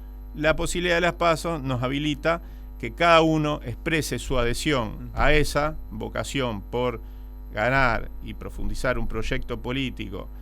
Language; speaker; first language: Spanish; native; Spanish